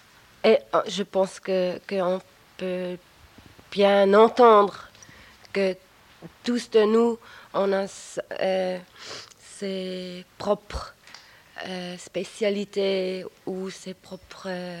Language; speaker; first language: French; non-native, local second language; German